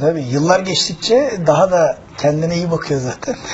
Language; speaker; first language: Turkish; native; Turkish